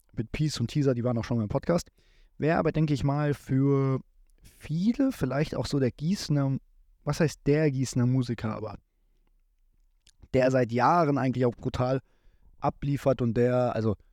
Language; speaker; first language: German; native; German